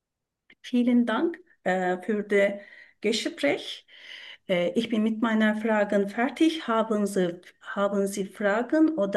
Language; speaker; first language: German; non-native, learner; Turkish